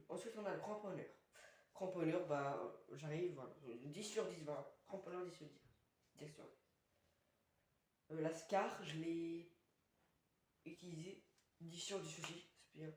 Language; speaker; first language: French; native; French